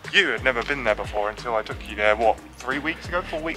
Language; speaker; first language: English; native; English